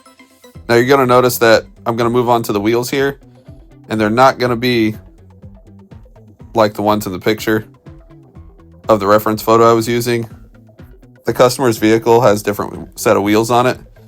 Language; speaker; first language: English; native; English